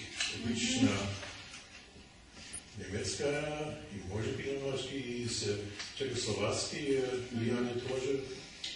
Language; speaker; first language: Russian; non-native, learner; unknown